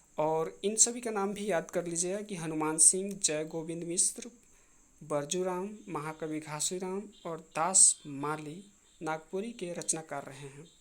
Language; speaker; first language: Hindi; native; Hindi